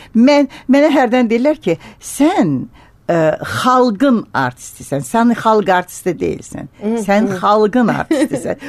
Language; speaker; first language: Azerbaijani; native; Azerbaijani